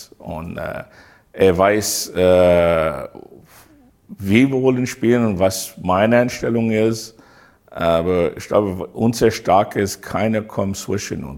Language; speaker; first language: German; non-native, learner; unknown